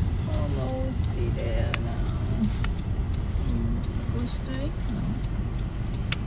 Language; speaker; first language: English; non-native, learner; Chinese